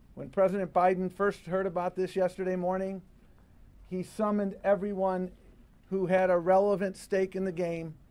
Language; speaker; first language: English; early bilingual, other home language; Spanish